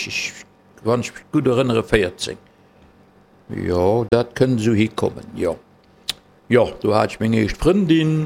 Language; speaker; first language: German; non-native, local second language; Luxembourgish